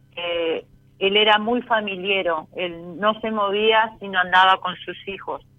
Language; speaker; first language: Spanish; native; Spanish